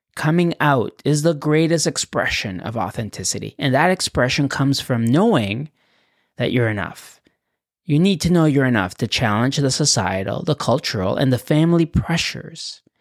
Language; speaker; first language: English; non-native, fluent; Spanish